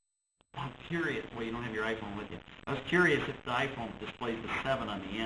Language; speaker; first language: English; native; English